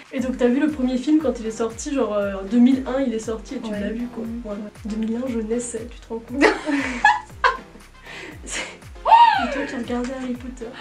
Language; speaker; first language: French; native; French